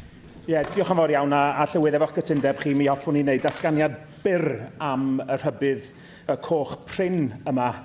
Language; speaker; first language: Welsh; native; Welsh